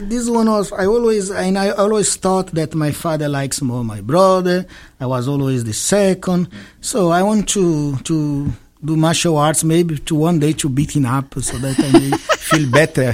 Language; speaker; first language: English; non-native, fluent; Portuguese